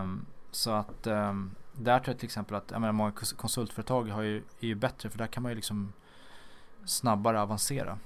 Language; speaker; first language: Swedish; native; Swedish